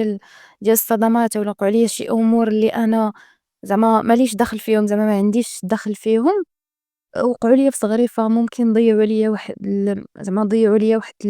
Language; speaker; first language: Arabic; native; Arabic